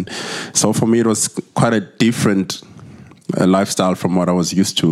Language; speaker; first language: English; non-native, local second language; Zulu